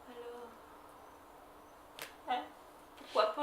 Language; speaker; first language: French; native; French